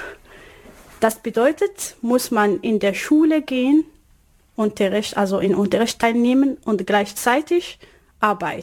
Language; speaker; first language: German; non-native, learner; Arabic